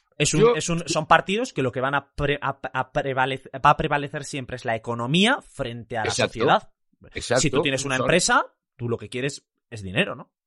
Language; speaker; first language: Spanish; native; Spanish